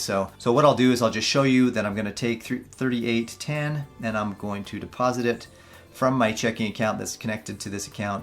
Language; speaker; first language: English; native; English